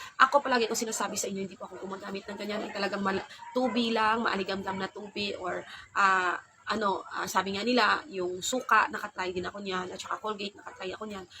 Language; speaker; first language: Filipino; non-native, local second language; Hiligaynon